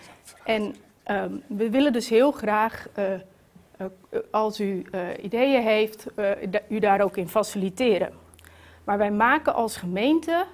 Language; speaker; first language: Dutch; native; Dutch